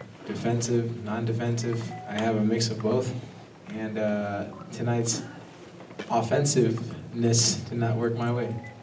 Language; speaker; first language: English; early bilingual, other home language; Spanish